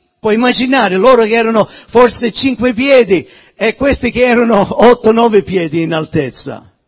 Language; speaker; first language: Italian; early bilingual, heritage; Italian